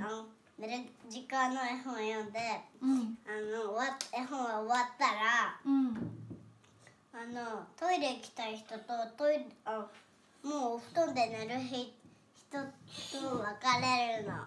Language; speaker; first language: Japanese; native; Japanese